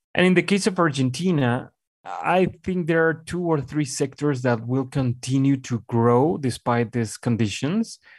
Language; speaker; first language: English; non-native, fluent; Spanish